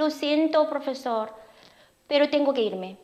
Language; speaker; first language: Spanish; non-native, fluent; Korean